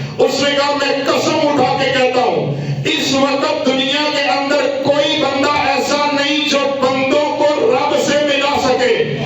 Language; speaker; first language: Urdu; non-native, local second language; Punjabi